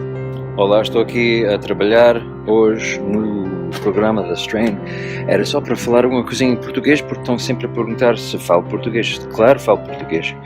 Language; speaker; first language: Portuguese; early bilingual, heritage; Portuguese